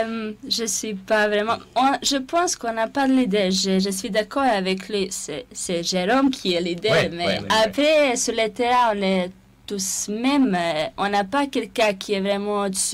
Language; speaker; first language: French; non-native, fluent; Serbian